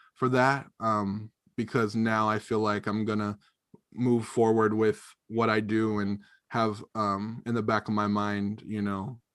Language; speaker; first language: English; native; English